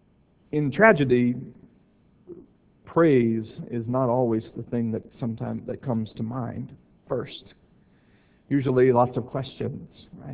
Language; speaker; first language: English; native; English